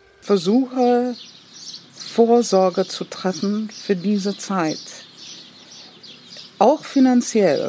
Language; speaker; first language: German; non-native, fluent; English